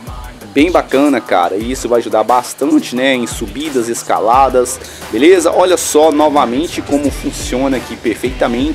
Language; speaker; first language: Portuguese; native; Portuguese